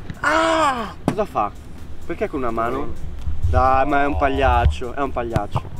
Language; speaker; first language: Italian; native; Italian